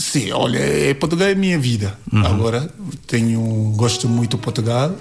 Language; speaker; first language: Portuguese; non-native, learner; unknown